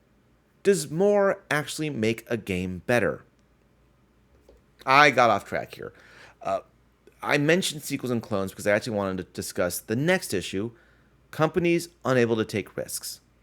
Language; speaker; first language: English; native; English